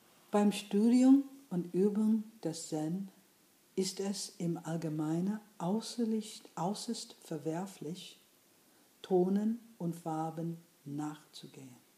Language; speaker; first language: German; non-native, fluent; English